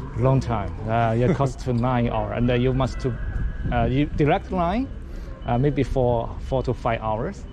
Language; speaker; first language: English; non-native, learner; Chinese